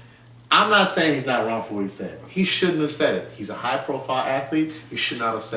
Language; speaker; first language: English; native; English